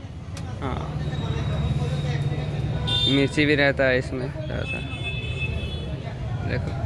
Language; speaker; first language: Hindi; non-native, local second language; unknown